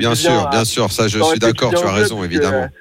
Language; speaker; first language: French; native; French